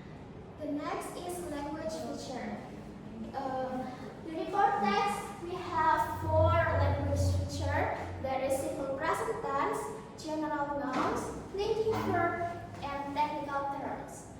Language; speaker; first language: English; non-native, learner; Indonesian